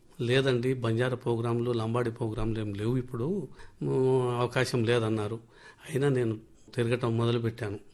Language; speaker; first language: Telugu; non-native, local second language; Lambadi